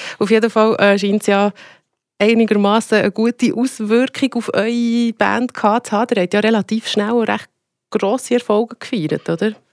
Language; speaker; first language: German; native; German